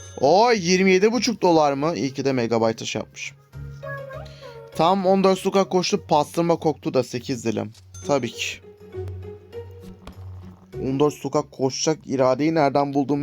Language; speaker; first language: Turkish; native; Turkish